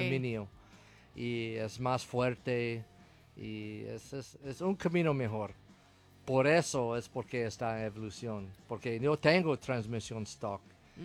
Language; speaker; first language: Spanish; non-native, learner; English